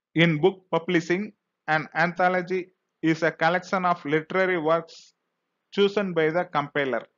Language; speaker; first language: English; non-native, local second language; Tamil